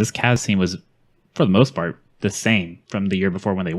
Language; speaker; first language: English; native; English